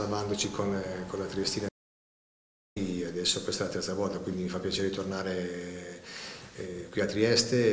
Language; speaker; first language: Italian; native; Italian